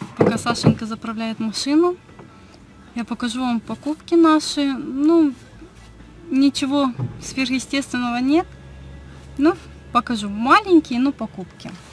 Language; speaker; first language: Russian; native; Russian